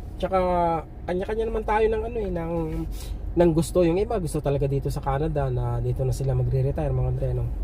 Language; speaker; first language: Filipino; native; Filipino